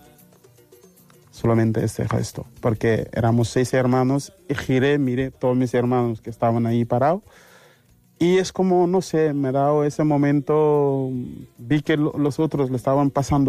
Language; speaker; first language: Spanish; non-native, fluent; Wolof